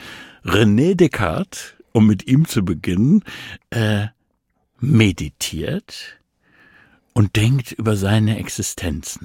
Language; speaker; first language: German; native; German